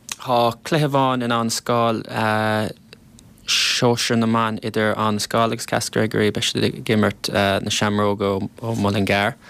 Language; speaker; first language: Irish; native; Irish